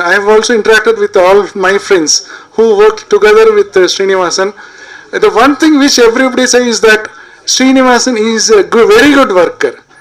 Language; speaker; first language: English; non-native, local second language; Tamil